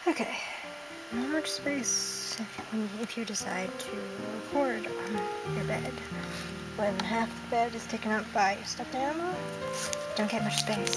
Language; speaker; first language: English; native; English